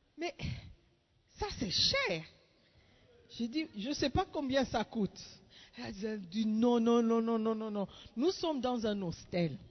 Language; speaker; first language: French; non-native, fluent; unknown